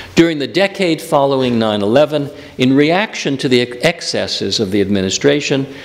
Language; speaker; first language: English; native; English